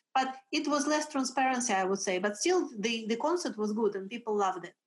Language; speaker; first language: English; non-native, fluent; Russian